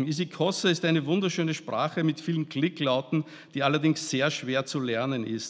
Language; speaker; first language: German; native; German